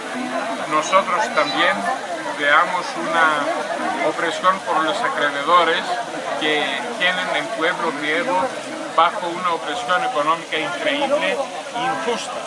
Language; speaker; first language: Spanish; non-native, fluent; Greek